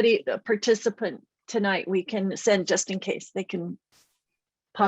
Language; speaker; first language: English; native; English